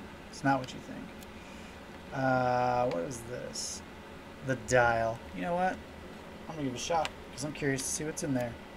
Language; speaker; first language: English; native; English